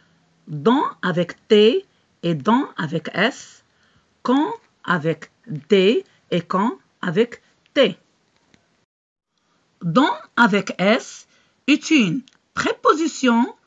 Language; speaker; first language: French; non-native, local second language; Arabic